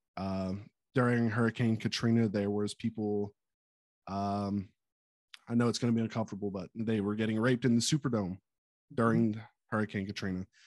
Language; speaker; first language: English; native; English